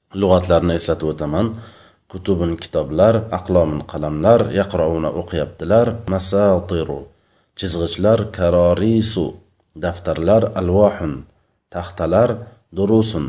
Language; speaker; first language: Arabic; non-native, fluent; Uzbek